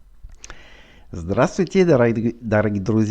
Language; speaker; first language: Russian; non-native, fluent; French